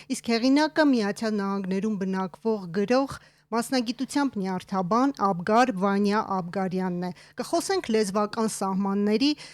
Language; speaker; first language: Armenian; native; Armenian